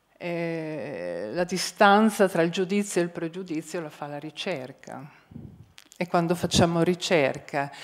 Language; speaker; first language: Italian; native; Italian